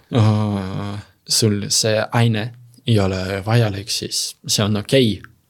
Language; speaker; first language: Estonian; non-native, learner; Russian